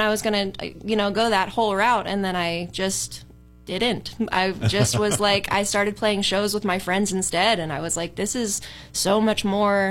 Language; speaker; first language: English; native; English